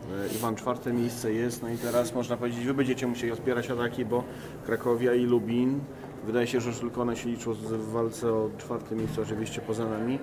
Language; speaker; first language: Polish; native; Polish